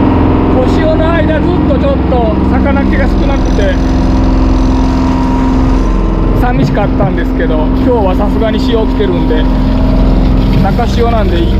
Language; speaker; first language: Japanese; native; Japanese